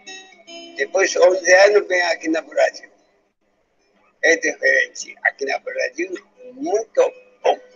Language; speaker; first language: Portuguese; non-native, learner; Japanese